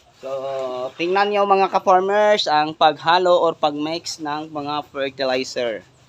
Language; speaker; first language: Filipino; non-native, local second language; Cebuano